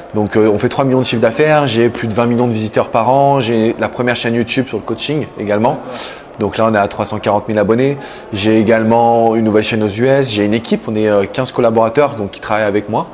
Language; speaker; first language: French; native; French